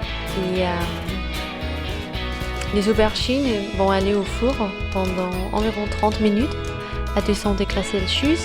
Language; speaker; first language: French; non-native, fluent; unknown